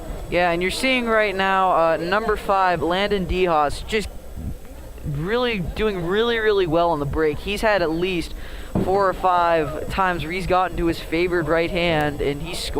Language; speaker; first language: English; native; English